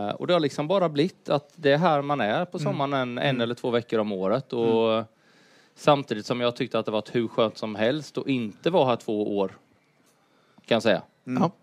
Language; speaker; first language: Swedish; native; Swedish